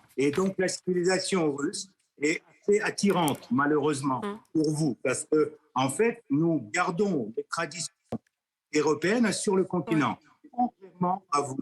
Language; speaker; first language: French; non-native, fluent; Russian